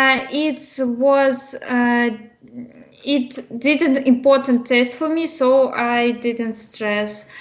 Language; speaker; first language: English; non-native, learner; Russian